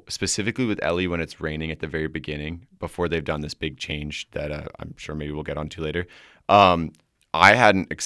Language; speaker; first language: English; native; English